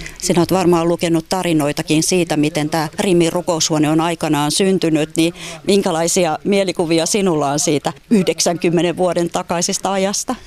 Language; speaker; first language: Finnish; native; Finnish